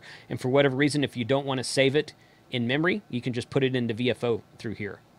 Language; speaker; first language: English; native; English